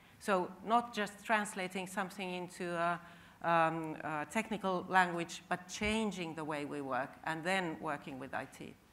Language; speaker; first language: English; non-native, fluent; Finnish